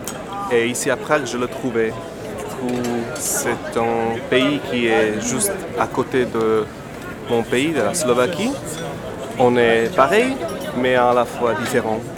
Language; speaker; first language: French; non-native, fluent; Slovak